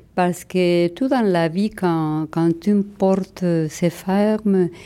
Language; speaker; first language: French; non-native, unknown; Spanish